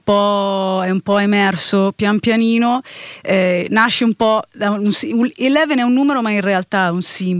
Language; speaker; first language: Italian; native; Italian